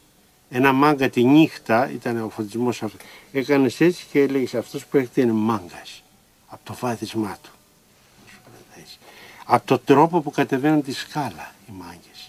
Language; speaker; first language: Greek; native; Greek